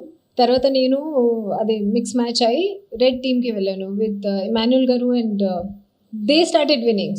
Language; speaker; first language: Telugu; non-native, learner; Hindi